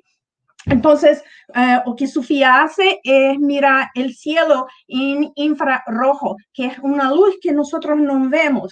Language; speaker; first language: Spanish; non-native, learner; Portuguese